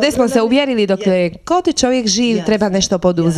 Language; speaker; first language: Croatian; native; Croatian